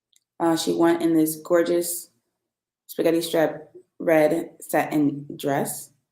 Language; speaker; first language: English; native; English